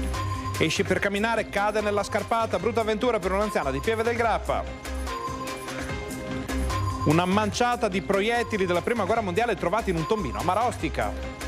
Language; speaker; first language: Italian; native; Italian